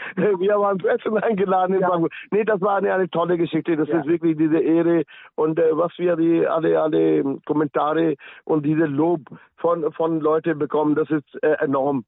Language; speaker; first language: German; non-native, fluent; Punjabi